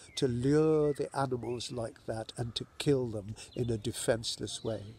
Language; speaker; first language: English; native; English